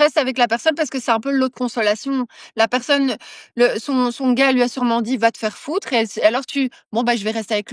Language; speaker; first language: French; native; French